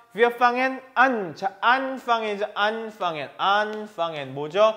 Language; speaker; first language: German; non-native, fluent; Korean